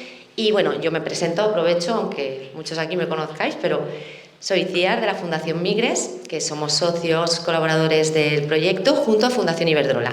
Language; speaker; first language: Spanish; native; Spanish